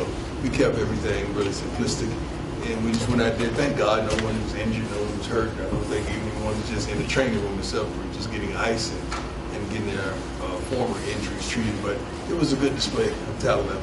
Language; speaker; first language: English; native; English